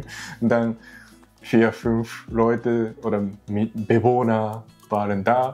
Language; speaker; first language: German; non-native, learner; Japanese